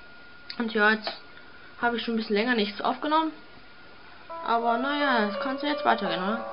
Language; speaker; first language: German; native; German